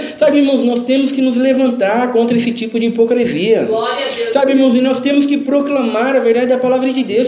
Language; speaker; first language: Portuguese; native; Portuguese